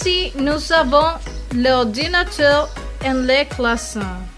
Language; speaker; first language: French; non-native, learner; Spanish